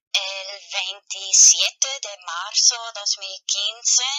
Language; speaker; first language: Spanish; non-native, fluent; German